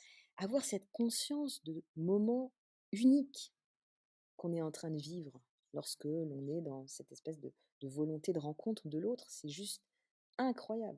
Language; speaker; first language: French; native; French